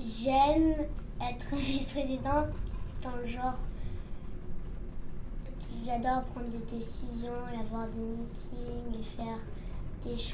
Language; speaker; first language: French; early bilingual, heritage; French